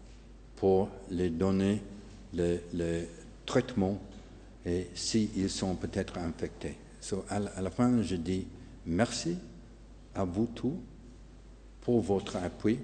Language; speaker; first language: French; non-native, fluent; English